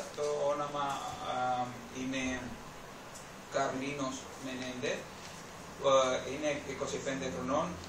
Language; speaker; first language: Greek; non-native, learner; Spanish